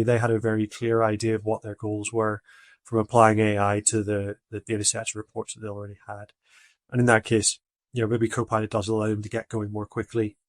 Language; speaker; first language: English; native; English